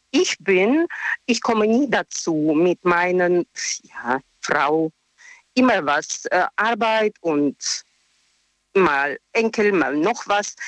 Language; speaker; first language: German; non-native, learner; Russian